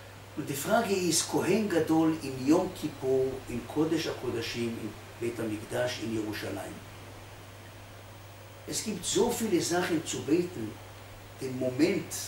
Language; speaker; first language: German; non-native, fluent; Hebrew